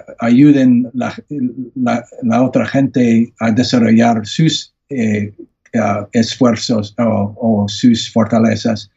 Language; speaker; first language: Spanish; non-native, learner; English